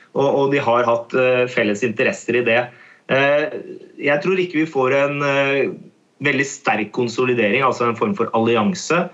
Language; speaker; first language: Norwegian; native; Norwegian